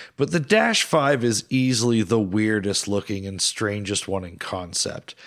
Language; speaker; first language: English; native; English